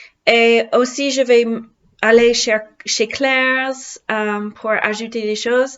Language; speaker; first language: French; non-native, learner; English